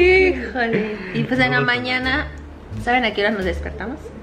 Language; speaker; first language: Spanish; native; Spanish